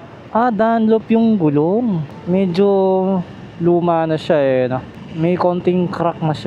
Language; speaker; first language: Filipino; native; Filipino